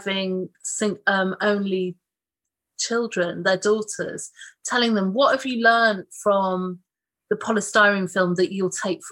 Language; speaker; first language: English; native; English